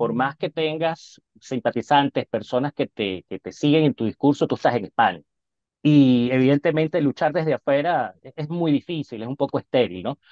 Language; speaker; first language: Spanish; native; Spanish